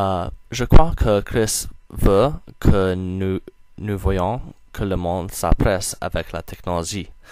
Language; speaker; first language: French; non-native, learner; English